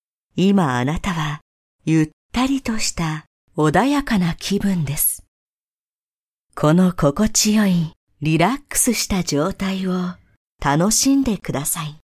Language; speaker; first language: Japanese; native; Japanese